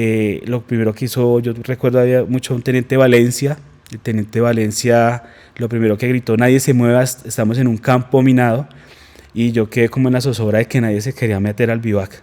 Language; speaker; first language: Spanish; native; Spanish